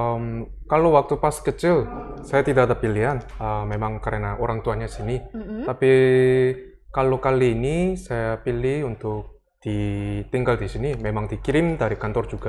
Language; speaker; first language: Indonesian; early bilingual, other home language; Korean